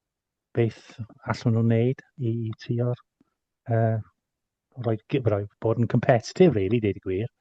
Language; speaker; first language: Welsh; non-native, fluent; English